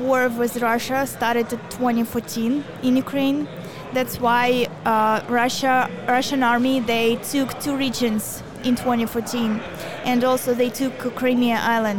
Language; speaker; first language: English; non-native, fluent; Ukrainian